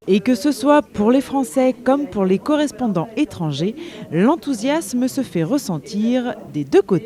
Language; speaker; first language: French; native; French